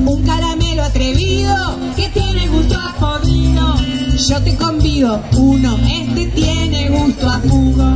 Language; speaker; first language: Spanish; native; Spanish